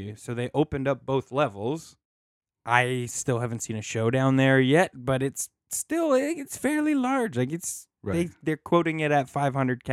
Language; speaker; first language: English; native; English